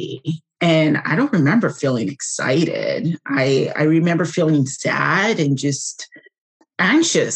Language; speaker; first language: English; non-native, local second language; Yoruba